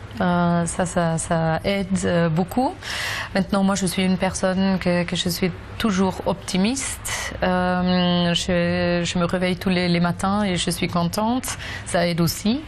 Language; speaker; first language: French; non-native, fluent; German